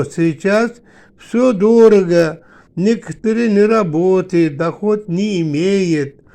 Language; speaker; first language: Russian; non-native, learner; Uzbek